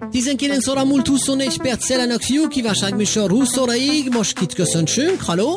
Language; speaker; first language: Hungarian; native; Hungarian